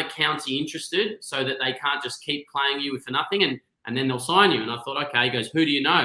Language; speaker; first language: English; native; English